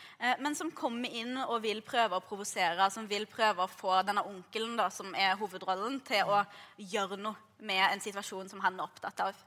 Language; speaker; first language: Norwegian; early bilingual, other home language; Arabic